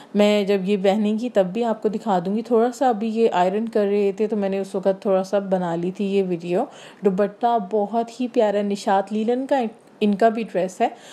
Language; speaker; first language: Urdu; native; Urdu